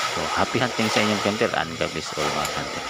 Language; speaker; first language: Filipino; native; Filipino